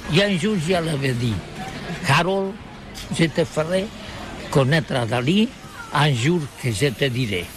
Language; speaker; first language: French; non-native, learner; Catalan